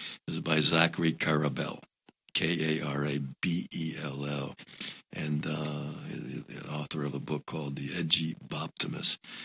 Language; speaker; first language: English; non-native, local second language; Spanish